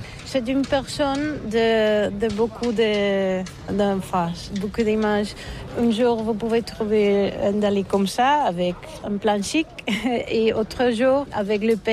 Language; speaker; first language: French; non-native, learner; Catalan